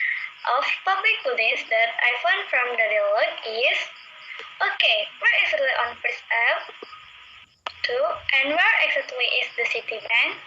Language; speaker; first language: English; non-native, learner; Indonesian